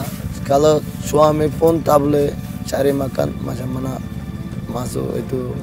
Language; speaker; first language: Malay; non-native, learner; Rohingya